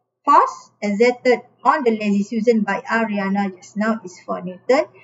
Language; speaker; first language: English; non-native, local second language; Malay